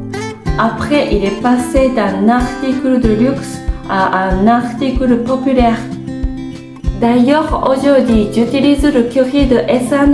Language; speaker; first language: French; non-native, fluent; Japanese